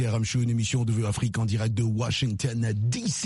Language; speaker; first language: French; non-native, local second language; Lingala